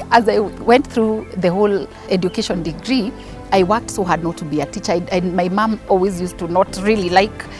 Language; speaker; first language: English; non-native, local second language; Kikuyu